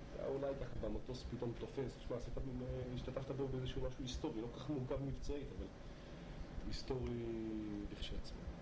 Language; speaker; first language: Hebrew; native; Hebrew